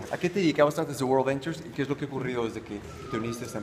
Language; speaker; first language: Spanish; native; Spanish